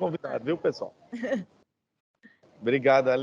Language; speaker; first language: Portuguese; native; Portuguese